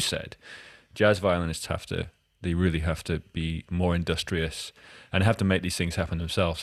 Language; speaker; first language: English; native; English